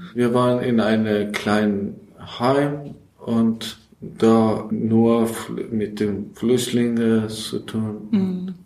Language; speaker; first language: German; non-native, fluent; Persian